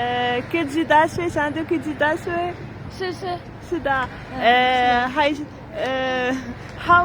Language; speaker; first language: Chinese; non-native, learner; Arabic